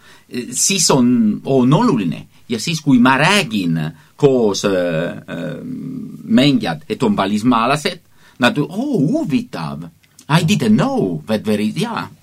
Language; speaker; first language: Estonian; non-native, learner; Italian